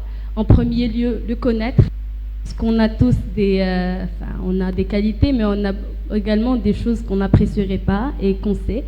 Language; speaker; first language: French; non-native, local second language; Arabic